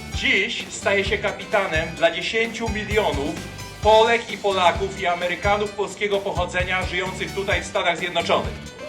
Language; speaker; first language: Polish; native; Polish